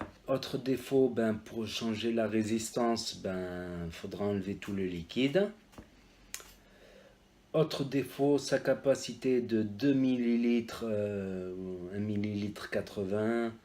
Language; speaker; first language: French; native; French